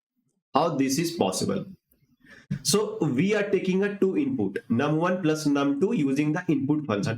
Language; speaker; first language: English; non-native, local second language; Hindi